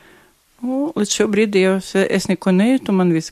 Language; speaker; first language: Latvian; non-native, local second language; Russian